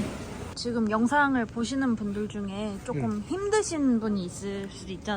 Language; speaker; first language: Korean; native; Korean